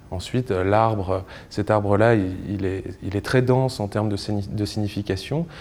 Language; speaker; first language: French; native; French